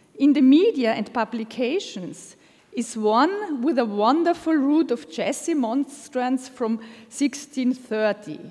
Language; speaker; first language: English; non-native, fluent; German